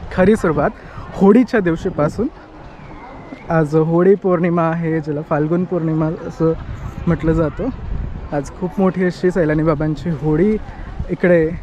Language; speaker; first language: Marathi; native; Marathi